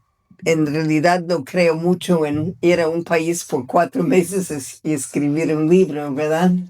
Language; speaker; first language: Spanish; non-native, fluent; English